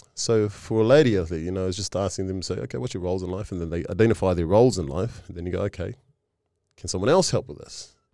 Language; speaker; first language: English; early bilingual, other home language; Tongan